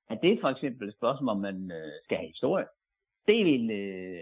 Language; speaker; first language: Danish; native; Danish